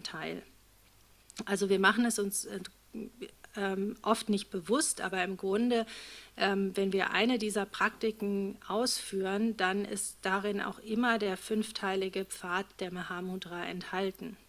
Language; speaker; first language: German; native; German